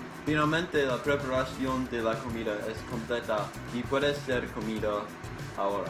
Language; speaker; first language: Spanish; non-native, learner; English